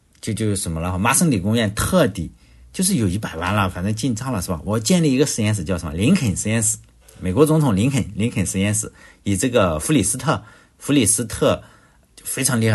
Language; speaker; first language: Chinese; native; Chinese